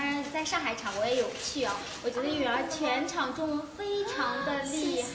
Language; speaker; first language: Chinese; native; Chinese